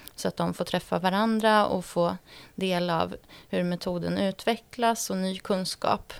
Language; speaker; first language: Swedish; native; Swedish